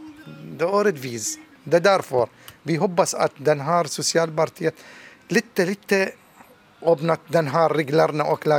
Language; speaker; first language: Swedish; non-native, learner; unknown